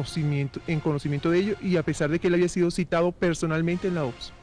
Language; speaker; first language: Spanish; native; Spanish